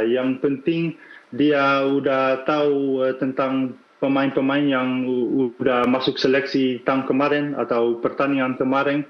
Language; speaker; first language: Indonesian; non-native, fluent; Dutch